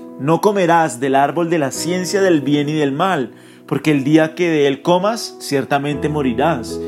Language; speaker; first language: Spanish; native; Spanish